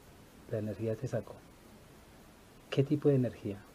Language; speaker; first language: Spanish; native; Spanish